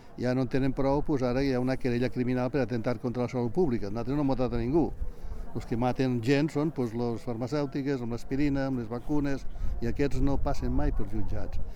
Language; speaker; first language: Catalan; native; Catalan